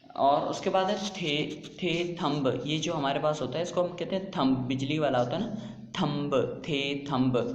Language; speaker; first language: Urdu; non-native, local second language; Sindhi